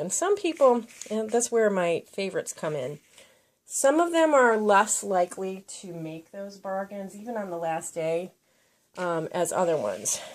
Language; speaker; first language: English; native; English